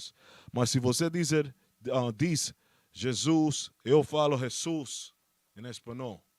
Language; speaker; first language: Portuguese; non-native, fluent; Spanish